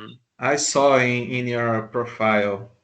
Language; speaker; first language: English; non-native, learner; Portuguese